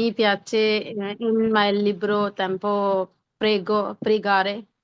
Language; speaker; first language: Italian; non-native, learner; Urdu